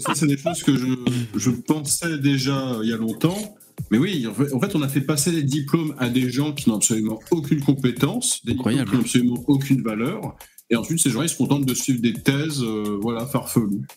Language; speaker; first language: French; native; French